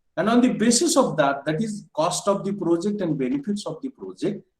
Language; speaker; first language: English; non-native, local second language; Marathi